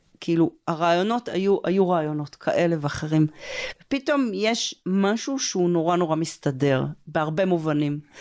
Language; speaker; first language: Hebrew; native; Hebrew